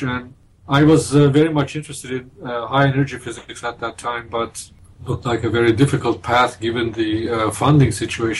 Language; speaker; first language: English; non-native, fluent; Turkish